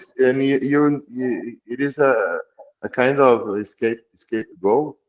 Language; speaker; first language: English; non-native, learner; Portuguese